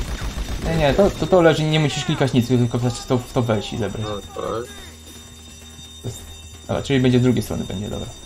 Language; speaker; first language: Polish; native; Polish